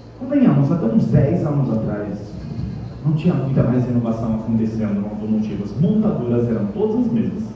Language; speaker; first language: Portuguese; non-native, fluent; Italian